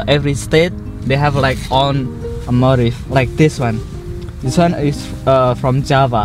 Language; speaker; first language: English; non-native, learner; Javanese